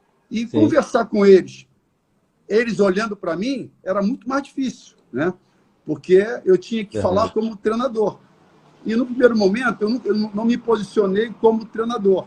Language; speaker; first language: Portuguese; native; Portuguese